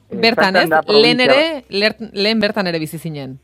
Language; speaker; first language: Basque; native; Basque